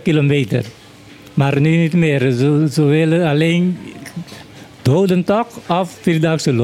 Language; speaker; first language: Dutch; non-native, learner; Papiamento